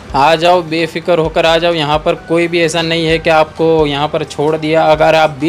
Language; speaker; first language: Hindi; non-native, local second language; Gujarati